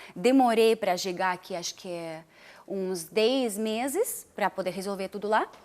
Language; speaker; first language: Portuguese; non-native, fluent; Russian